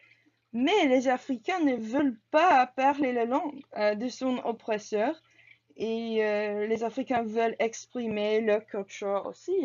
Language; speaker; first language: French; non-native, learner; English